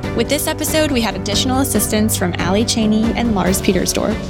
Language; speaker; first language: English; native; English